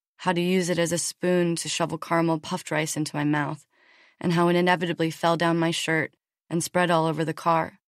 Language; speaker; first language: English; native; English